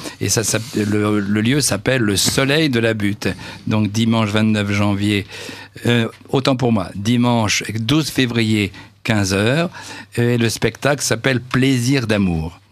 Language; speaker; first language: French; native; French